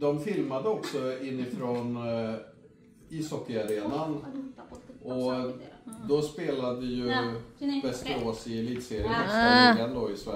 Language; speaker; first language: Swedish; native; Swedish